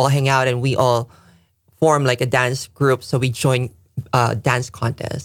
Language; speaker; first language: English; non-native, local second language; Filipino